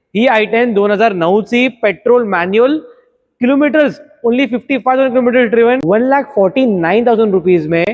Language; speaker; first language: Hindi; non-native, local second language; Marathi